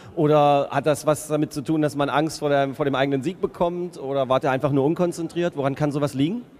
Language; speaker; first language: German; native; German